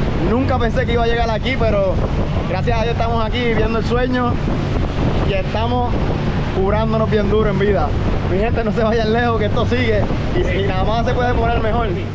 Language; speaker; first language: Spanish; native; Spanish